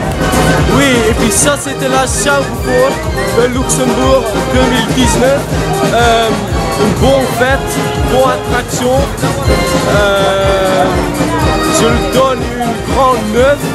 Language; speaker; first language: French; non-native, learner; Dutch